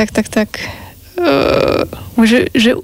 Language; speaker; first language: French; non-native, learner; Russian